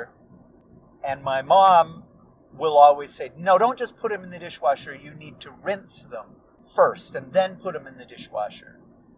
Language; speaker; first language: English; native; English